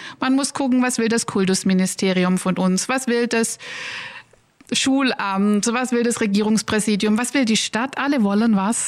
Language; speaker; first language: German; native; German